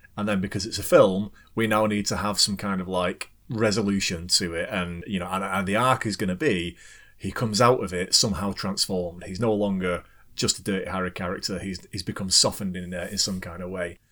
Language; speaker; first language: English; native; English